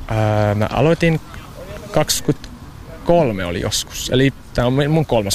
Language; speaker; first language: Finnish; non-native, learner; English